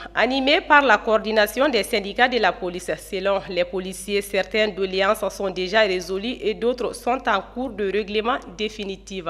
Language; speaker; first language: French; non-native, local second language; Bambara